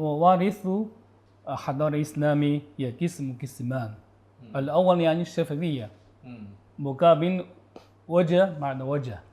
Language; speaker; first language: Arabic; non-native, learner; Chinese